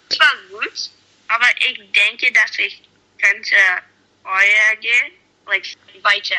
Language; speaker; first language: German; non-native, learner; English